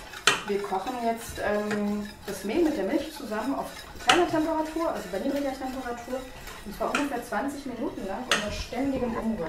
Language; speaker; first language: German; native; German